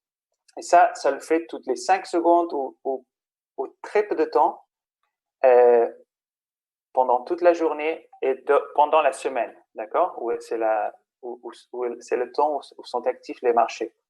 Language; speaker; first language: French; non-native, fluent; Spanish